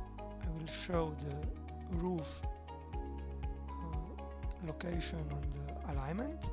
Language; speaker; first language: English; non-native, fluent; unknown